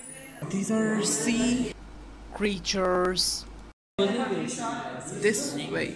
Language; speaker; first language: English; non-native, local second language; Urdu